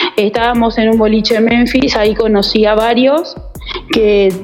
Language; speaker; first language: Spanish; native; Spanish